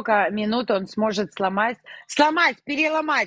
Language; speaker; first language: Russian; native; Russian